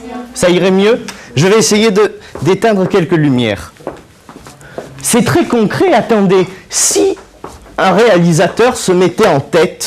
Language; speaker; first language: French; native; French